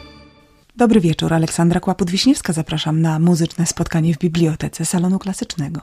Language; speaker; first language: Polish; native; Polish